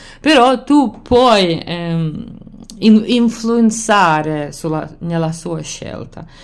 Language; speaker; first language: Italian; non-native, fluent; Lithuanian